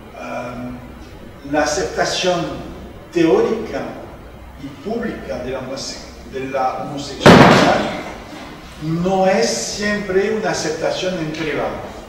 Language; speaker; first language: Spanish; non-native, fluent; French